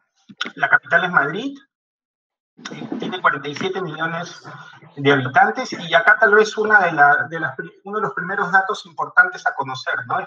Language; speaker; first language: Spanish; native; Spanish